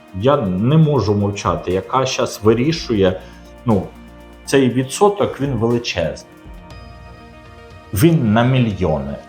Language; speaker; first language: Ukrainian; non-native, local second language; Russian